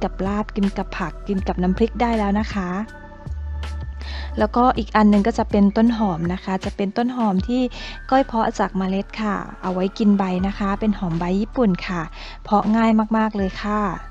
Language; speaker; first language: Thai; native; Thai